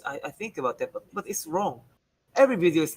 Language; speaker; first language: English; non-native, learner; Korean